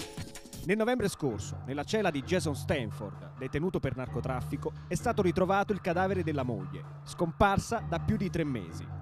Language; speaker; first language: Italian; native; Italian